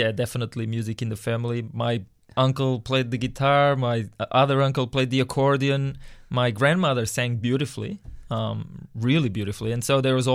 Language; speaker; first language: English; non-native, fluent; Portuguese